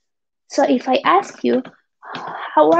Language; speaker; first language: English; non-native, fluent; Spanish